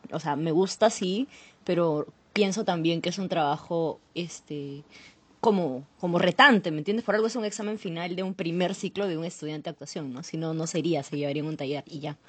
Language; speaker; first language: Spanish; native; Spanish